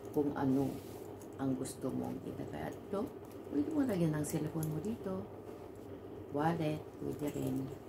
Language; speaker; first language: Filipino; non-native, local second language; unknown